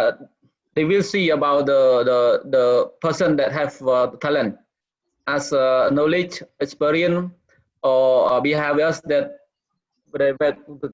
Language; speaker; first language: English; non-native, learner; Khmer